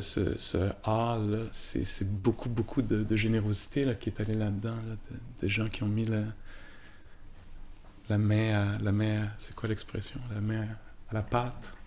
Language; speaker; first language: French; native; French